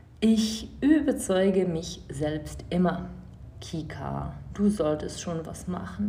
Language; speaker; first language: German; non-native, fluent; Czech